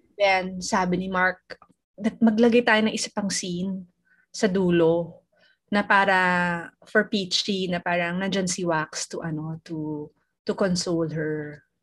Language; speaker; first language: Filipino; native; Filipino